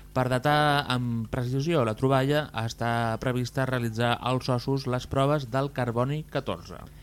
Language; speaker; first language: Catalan; native; Catalan